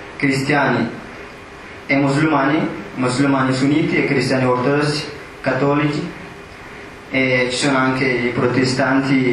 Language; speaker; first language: Italian; non-native, fluent; Tigrinya